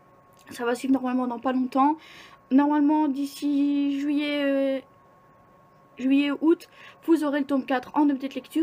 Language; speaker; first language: French; native; French